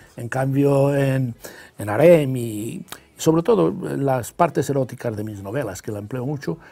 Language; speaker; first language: Spanish; non-native, local second language; Catalan